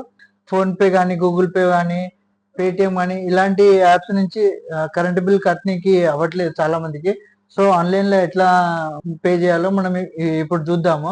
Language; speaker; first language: Telugu; native; Telugu